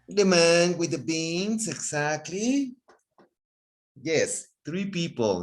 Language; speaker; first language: English; non-native, fluent; Spanish